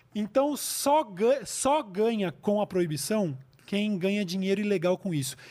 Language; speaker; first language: Portuguese; native; Portuguese